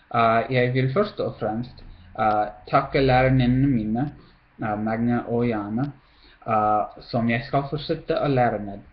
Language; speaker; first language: Norwegian; non-native, learner; English